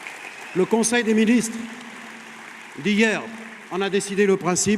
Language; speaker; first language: French; native; French